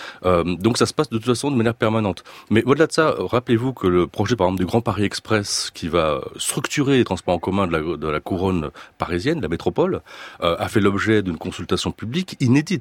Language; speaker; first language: French; native; French